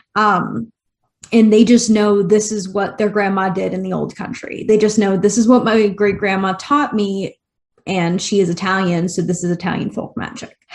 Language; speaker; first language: English; native; English